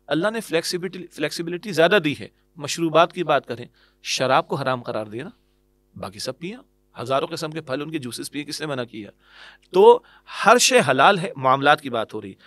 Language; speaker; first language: Urdu; native; Urdu